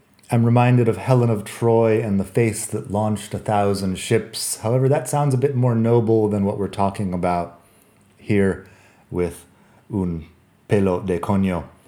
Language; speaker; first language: English; native; English